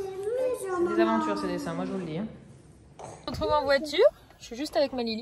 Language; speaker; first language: French; native; French